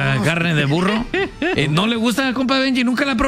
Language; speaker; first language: Spanish; native; Spanish